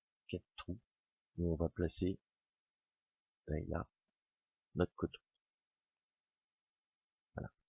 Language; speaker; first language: French; native; French